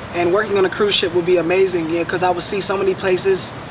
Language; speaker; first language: English; native; English